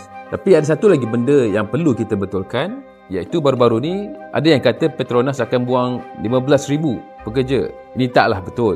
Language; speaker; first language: Malay; native; Malay